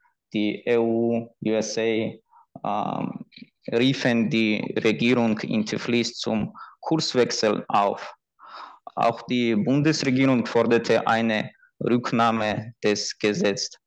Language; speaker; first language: German; non-native, fluent; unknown